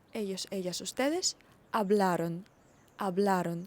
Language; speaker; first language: Spanish; non-native, fluent; Ukrainian